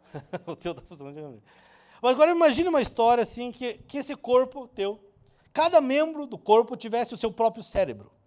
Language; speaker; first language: Portuguese; native; Portuguese